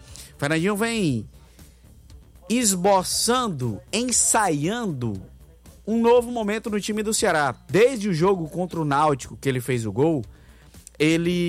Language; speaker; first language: Portuguese; native; Portuguese